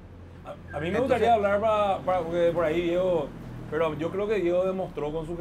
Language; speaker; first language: Spanish; native; Spanish